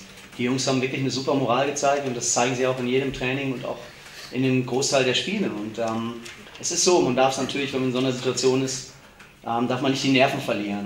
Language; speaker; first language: German; native; German